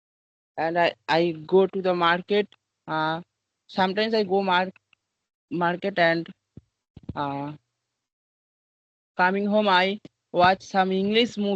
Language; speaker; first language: English; non-native, learner; Bangla